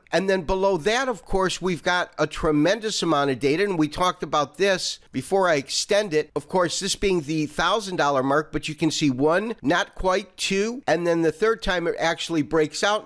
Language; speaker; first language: English; native; English